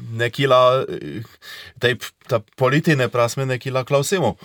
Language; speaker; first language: Lithuanian; non-native, fluent; Polish